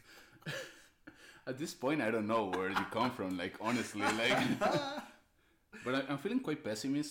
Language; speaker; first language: English; non-native, fluent; Spanish